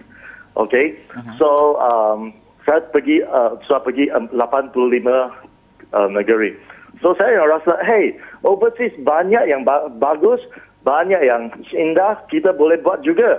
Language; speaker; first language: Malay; non-native, local second language; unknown